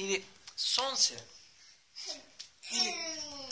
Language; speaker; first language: Russian; non-native, learner; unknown